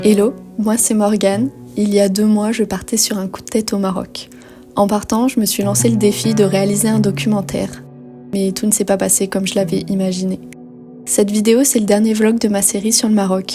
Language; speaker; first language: French; native; French